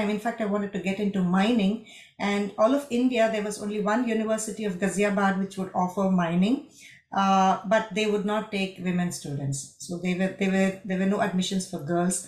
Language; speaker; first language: English; non-native, local second language; Tamil